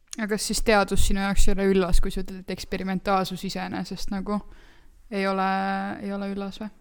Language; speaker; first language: Estonian; native; Estonian